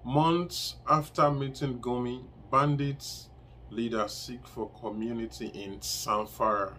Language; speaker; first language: English; non-native, local second language; Yoruba